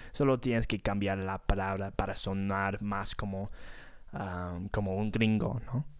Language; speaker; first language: Spanish; non-native, fluent; English